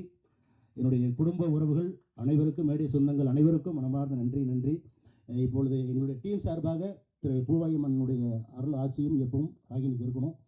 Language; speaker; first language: Tamil; native; Tamil